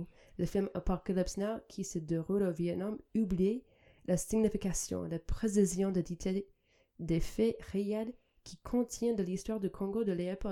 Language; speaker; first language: French; non-native, fluent; English